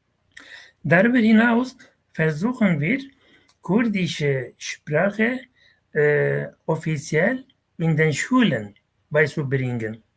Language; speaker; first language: German; non-native, fluent; Kurdish